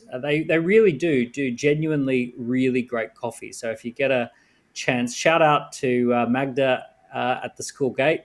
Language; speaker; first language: English; native; English